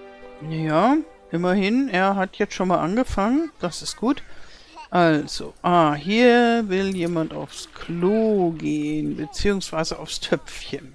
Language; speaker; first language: German; native; German